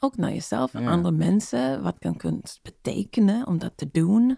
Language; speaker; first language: Dutch; non-native, fluent; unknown